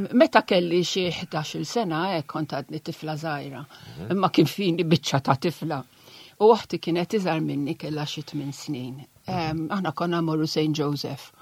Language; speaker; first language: Maltese; non-native, local second language; Italian